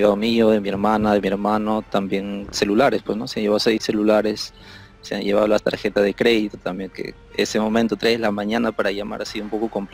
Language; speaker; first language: Spanish; native; Spanish